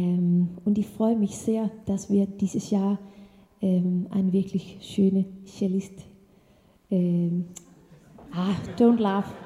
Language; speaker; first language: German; non-native, learner; Danish